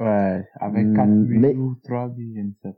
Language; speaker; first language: French; non-native, learner; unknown